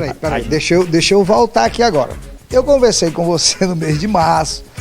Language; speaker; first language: Portuguese; native; Portuguese